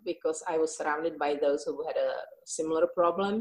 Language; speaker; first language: English; non-native, fluent; Czech